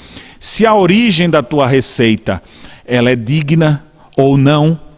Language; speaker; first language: Portuguese; native; Portuguese